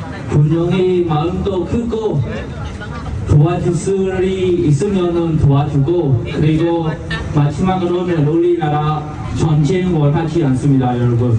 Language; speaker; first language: Korean; non-native, learner; Khmer